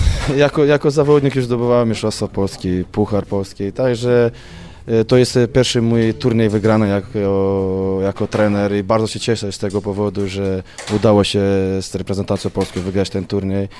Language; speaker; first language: Polish; non-native, learner; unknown